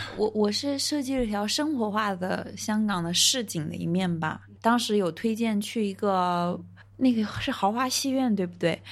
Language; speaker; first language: Chinese; native; Chinese